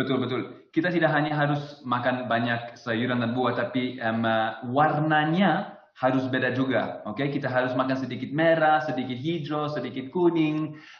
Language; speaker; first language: Indonesian; non-native, fluent; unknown